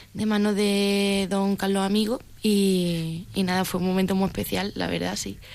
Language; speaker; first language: Spanish; native; Spanish